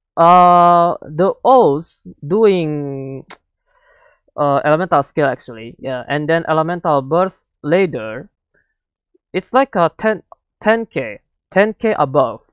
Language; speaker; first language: English; non-native, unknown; Indonesian